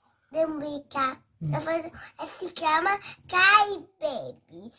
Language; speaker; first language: Italian; early bilingual, other home language; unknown